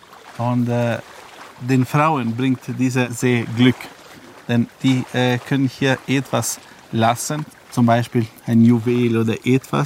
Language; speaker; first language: German; non-native, learner; Albanian